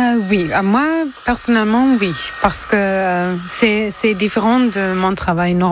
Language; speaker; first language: French; non-native, fluent; German